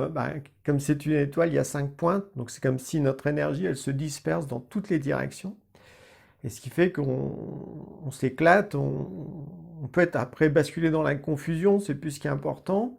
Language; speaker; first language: French; native; French